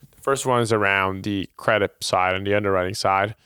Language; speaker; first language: English; non-native, fluent; Portuguese